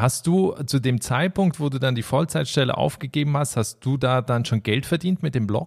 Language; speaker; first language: German; native; German